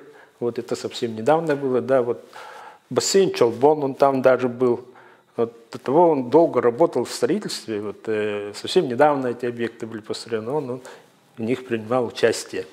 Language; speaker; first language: Russian; native; Russian